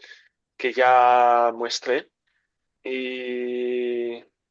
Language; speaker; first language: Spanish; non-native, learner; English